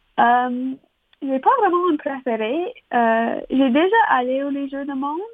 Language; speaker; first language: French; non-native, local second language; English